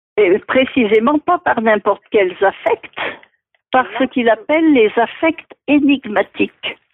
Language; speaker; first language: French; native; French